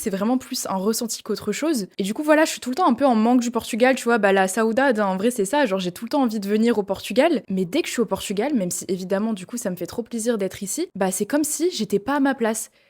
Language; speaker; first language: French; native; French